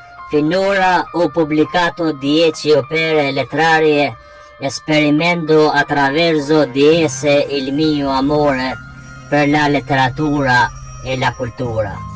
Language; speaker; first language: Italian; non-native, fluent; Albanian